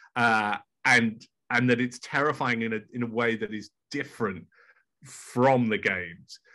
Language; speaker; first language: English; native; English